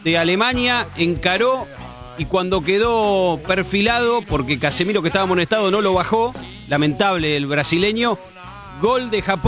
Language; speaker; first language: Spanish; native; Spanish